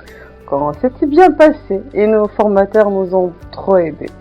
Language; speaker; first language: French; non-native, fluent; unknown